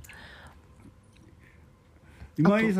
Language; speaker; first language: Japanese; non-native, local second language; Korean